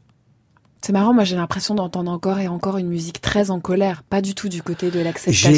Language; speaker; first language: French; native; French